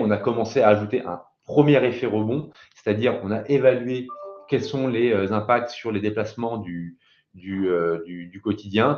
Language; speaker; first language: French; native; French